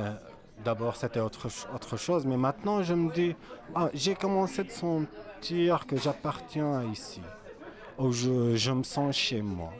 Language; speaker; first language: French; non-native, fluent; Arabic